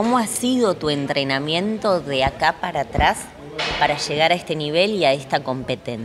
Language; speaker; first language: Spanish; native; Spanish